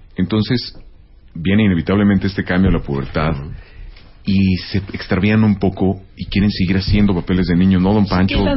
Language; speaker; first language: Spanish; native; Spanish